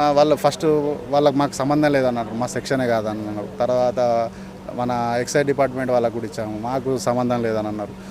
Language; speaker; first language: Telugu; native; Telugu